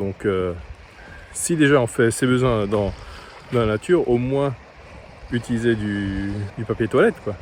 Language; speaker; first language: French; native; French